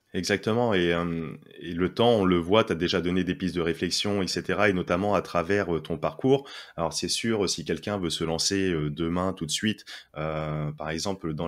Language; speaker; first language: French; native; French